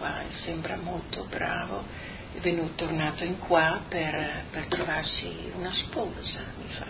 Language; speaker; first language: Italian; native; Italian